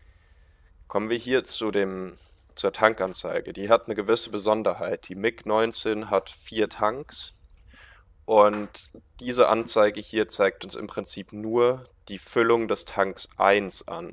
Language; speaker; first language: German; native; German